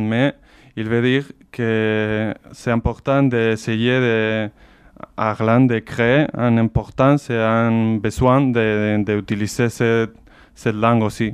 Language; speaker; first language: French; non-native, fluent; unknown